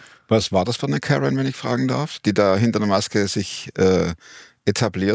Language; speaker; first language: German; native; German